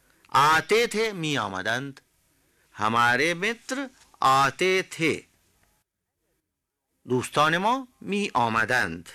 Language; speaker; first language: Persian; non-native, fluent; Hindi